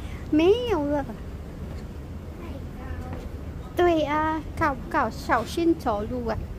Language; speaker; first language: Chinese; non-native, learner; Filipino